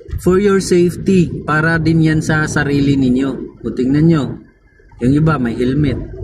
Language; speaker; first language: Filipino; non-native, local second language; Cebuano